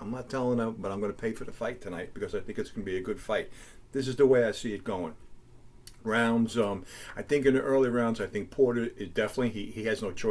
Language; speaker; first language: English; native; English